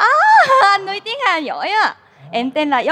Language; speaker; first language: Vietnamese; non-native, learner; Korean